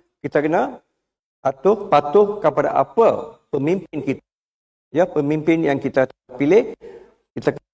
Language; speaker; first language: Malay; non-native, local second language; Tamil